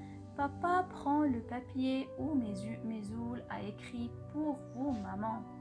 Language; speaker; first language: French; non-native, local second language; Arabic